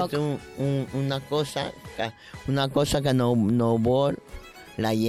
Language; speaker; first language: Catalan; non-native, local second language; Spanish